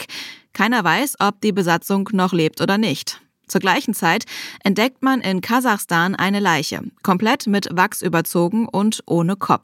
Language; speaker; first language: German; native; German